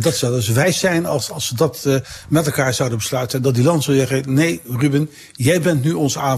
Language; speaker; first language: Dutch; native; Dutch